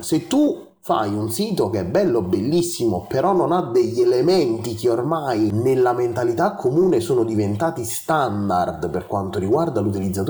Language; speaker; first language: Italian; native; Italian